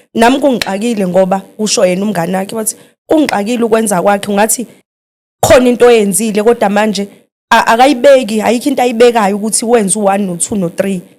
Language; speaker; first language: Zulu; native; Zulu